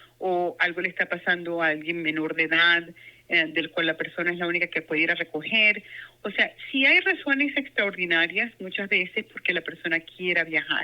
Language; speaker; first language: Spanish; non-native, local second language; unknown